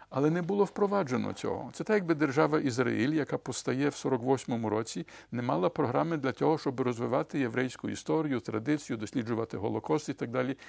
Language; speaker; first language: Ukrainian; early bilingual, heritage; Ukrainian